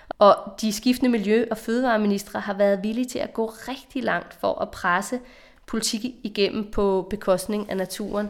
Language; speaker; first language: Danish; native; Danish